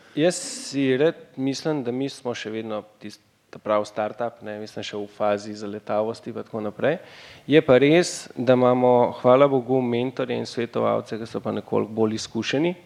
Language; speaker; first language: Slovenian; native; Slovenian